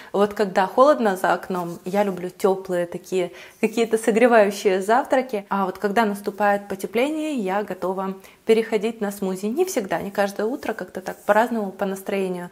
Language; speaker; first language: Russian; native; Russian